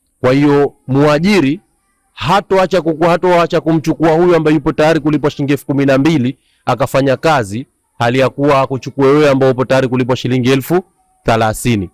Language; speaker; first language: Swahili; native; Swahili